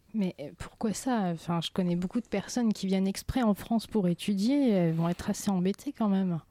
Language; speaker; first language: French; native; French